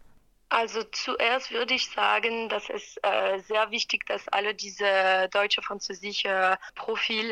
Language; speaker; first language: German; non-native, fluent; French